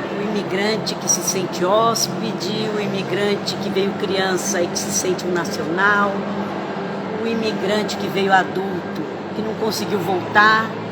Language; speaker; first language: Portuguese; early bilingual, other home language; Italian